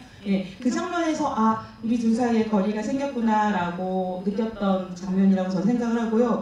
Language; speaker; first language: Korean; native; Korean